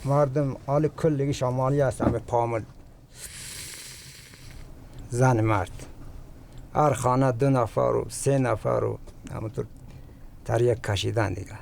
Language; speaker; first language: Persian; non-native, local second language; Kyrgyz